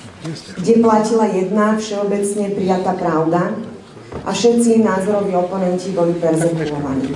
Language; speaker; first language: Slovak; native; Slovak